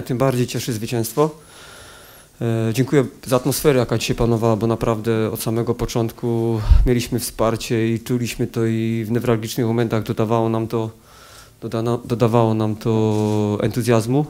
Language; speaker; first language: Polish; native; Polish